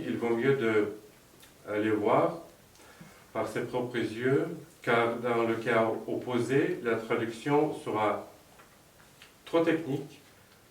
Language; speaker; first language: French; non-native, fluent; Russian